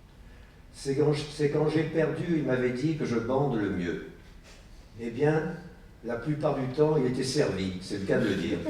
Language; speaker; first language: French; native; French